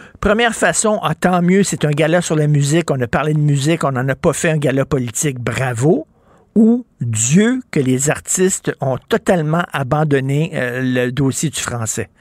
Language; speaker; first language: French; native; French